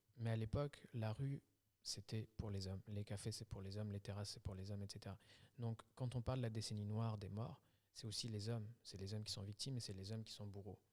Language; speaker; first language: French; early bilingual, other home language; Kabyle